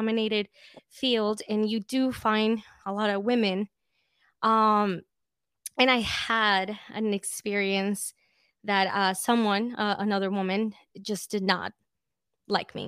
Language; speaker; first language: English; early bilingual, other home language; Spanish